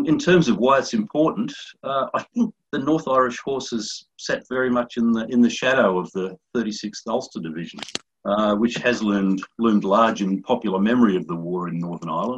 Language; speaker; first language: English; native; English